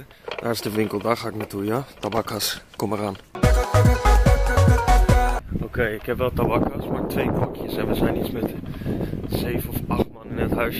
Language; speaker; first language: Dutch; native; Dutch